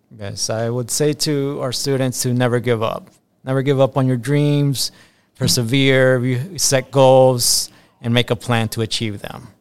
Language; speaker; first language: English; early bilingual, other home language; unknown